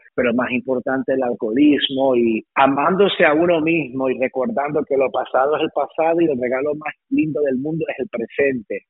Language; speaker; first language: Spanish; early bilingual, heritage; Spanish